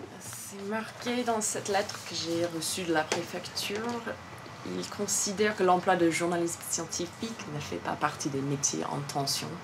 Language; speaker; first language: French; non-native, fluent; English